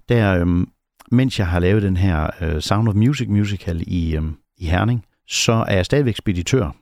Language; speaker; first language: Danish; native; Danish